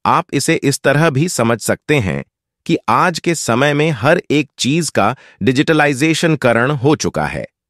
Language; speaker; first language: Hindi; native; Hindi